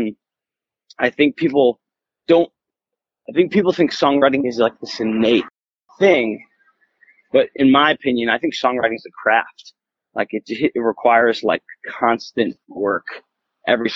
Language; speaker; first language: English; native; English